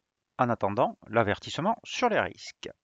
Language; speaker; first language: French; native; French